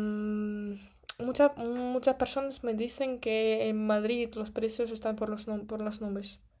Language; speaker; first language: Spanish; non-native, fluent; Russian